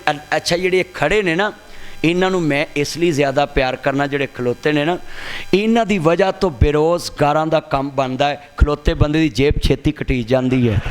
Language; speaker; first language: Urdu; non-native, local second language; Punjabi